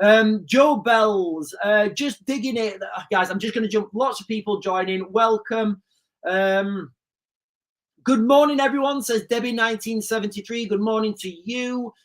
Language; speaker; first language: English; native; English